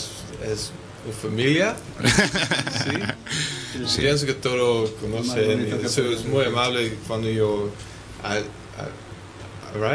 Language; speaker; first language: Spanish; non-native, learner; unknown